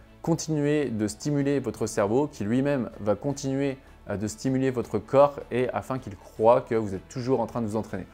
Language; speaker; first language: French; native; French